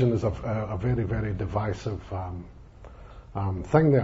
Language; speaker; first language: English; native; English